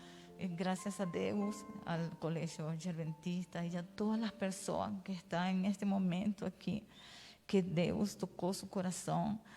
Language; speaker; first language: Portuguese; non-native, learner; Spanish